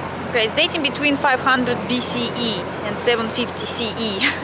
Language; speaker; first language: English; non-native, fluent; Russian